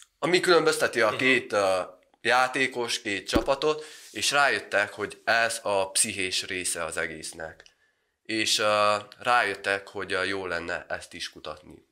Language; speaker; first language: Hungarian; non-native, local second language; Romanian